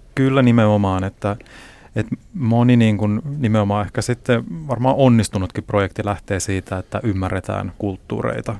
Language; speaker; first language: Finnish; native; Finnish